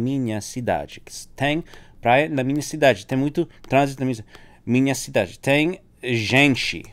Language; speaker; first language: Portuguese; non-native, fluent; English